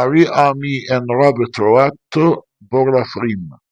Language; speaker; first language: French; non-native, fluent; Arabic